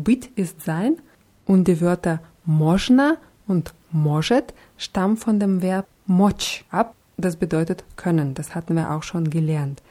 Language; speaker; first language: German; non-native, fluent; Russian